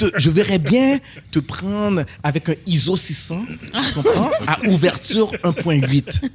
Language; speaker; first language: French; early bilingual, other home language; Haitian Creole